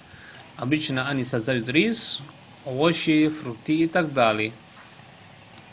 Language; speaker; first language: Russian; non-native, fluent; Javanese